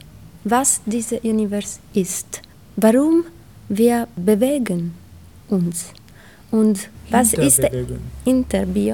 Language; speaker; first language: German; non-native, learner; Italian